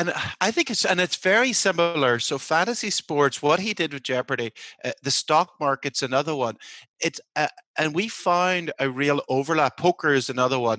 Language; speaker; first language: English; native; English